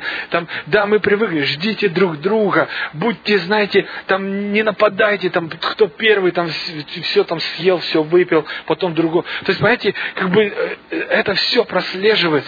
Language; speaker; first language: Russian; native; Russian